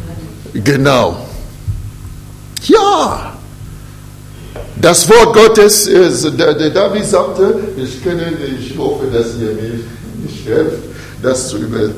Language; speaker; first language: German; non-native, fluent; French